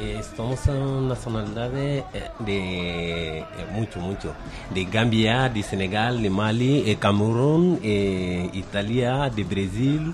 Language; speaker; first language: Spanish; non-native, learner; Bambara